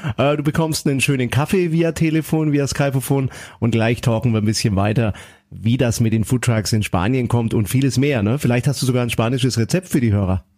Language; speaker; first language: German; native; German